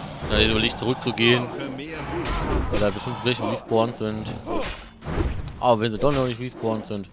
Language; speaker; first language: German; native; German